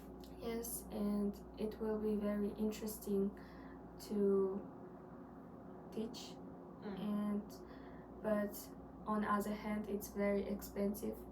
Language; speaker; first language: English; non-native, learner; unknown